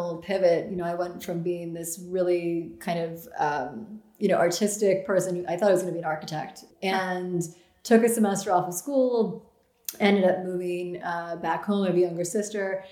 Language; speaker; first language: English; native; English